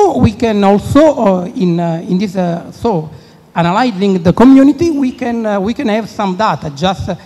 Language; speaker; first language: English; non-native, fluent; Italian